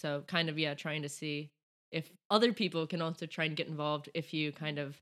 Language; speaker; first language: English; native; English